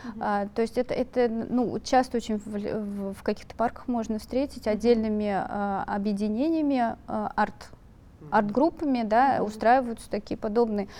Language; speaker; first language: Russian; native; Russian